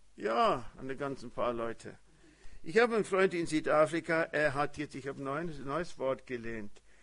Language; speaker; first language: German; early bilingual, heritage; German